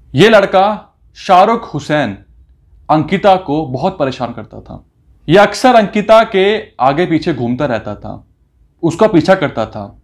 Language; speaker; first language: Hindi; native; Hindi